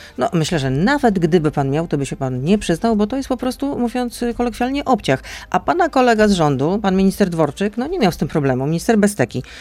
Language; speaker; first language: Polish; native; Polish